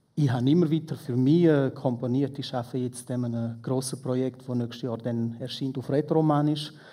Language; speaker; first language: German; non-native, local second language; Romansh